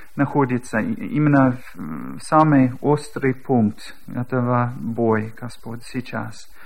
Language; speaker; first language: Russian; non-native, learner; English